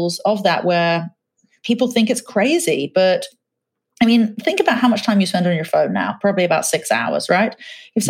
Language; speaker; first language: English; native; English